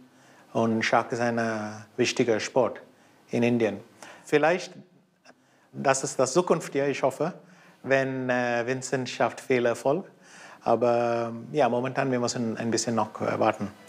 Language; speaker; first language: German; non-native, fluent; Tamil